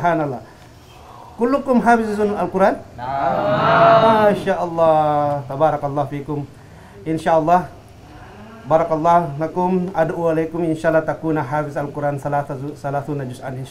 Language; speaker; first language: Arabic; non-native, fluent; Indonesian